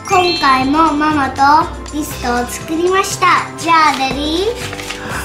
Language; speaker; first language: Japanese; early bilingual, heritage; Japanese